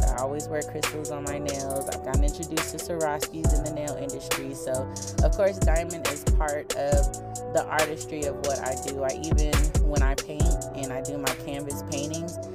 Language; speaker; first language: English; native; English